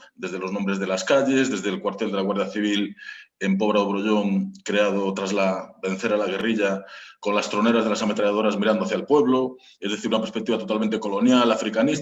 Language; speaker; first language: Spanish; native; Spanish